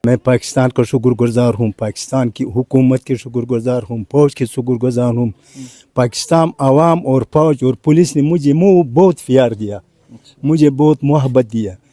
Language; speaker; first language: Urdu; non-native, learner; Pashto